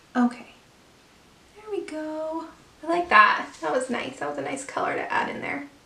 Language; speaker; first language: English; native; English